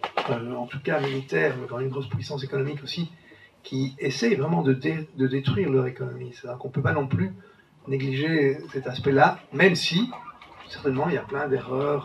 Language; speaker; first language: French; native; French